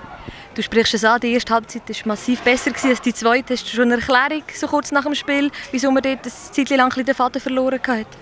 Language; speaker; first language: German; native; German